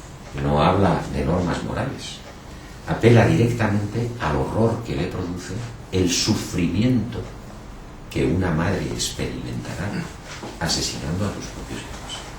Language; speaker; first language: Spanish; native; Spanish